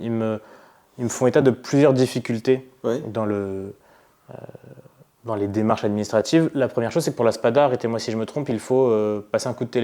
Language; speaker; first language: French; native; French